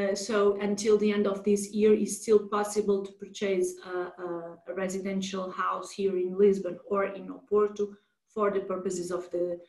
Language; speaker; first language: English; non-native, fluent; Portuguese